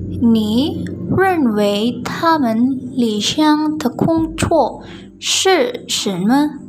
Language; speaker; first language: Chinese; non-native, learner; Indonesian